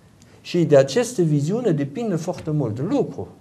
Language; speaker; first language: Romanian; non-native, learner; German